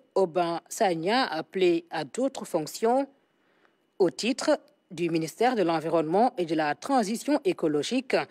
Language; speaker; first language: French; non-native, local second language; Wolof